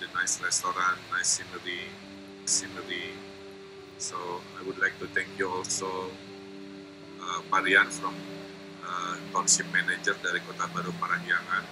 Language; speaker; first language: English; non-native, fluent; Indonesian